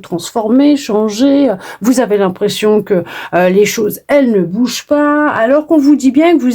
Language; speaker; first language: French; native; French